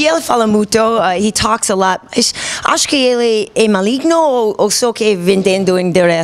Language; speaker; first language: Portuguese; non-native, learner; English